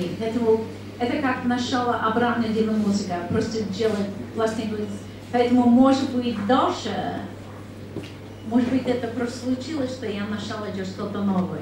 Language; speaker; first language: Russian; non-native, learner; English